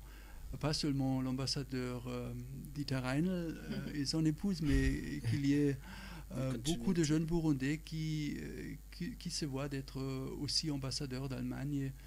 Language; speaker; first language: French; non-native, fluent; German